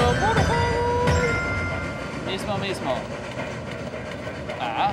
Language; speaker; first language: Spanish; non-native, learner; English